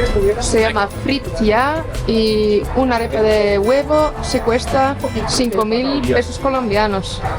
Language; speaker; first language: Spanish; non-native, fluent; Estonian